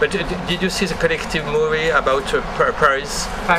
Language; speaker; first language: English; non-native, learner; French